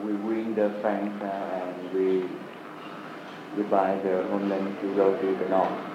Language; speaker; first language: English; non-native, learner; Vietnamese